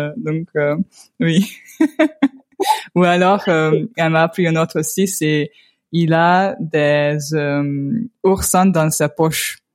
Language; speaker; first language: French; non-native, fluent; Hungarian